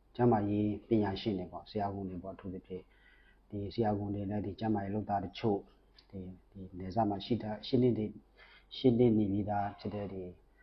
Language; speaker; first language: Burmese; non-native, local second language; S'gaw Karen